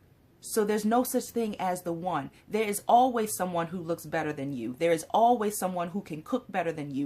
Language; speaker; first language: English; native; English